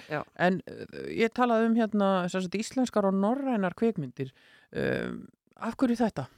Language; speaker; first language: Icelandic; native; Icelandic